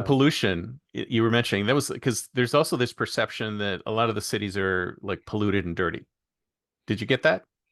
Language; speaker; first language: English; native; English